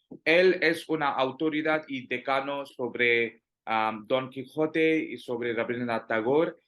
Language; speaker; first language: Spanish; non-native, fluent; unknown